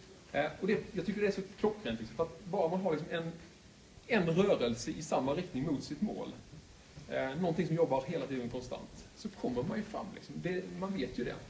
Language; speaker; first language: Swedish; native; Swedish